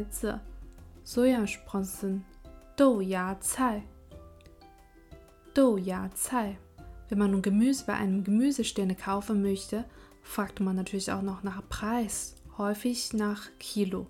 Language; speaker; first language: German; non-native, fluent; Chinese